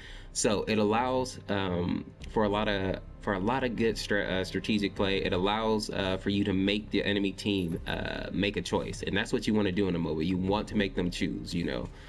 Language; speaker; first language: English; native; English